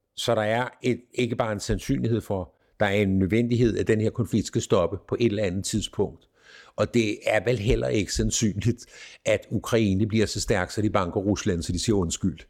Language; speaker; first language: Danish; native; Danish